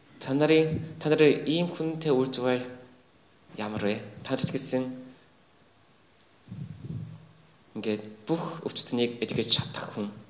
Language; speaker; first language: Mongolian; non-native, fluent; Korean